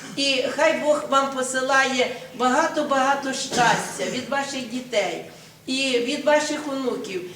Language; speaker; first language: Ukrainian; native; Ukrainian